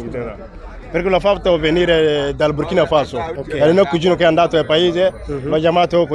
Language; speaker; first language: Italian; non-native, learner; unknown